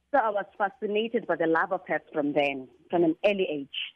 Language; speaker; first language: English; non-native, local second language; Xhosa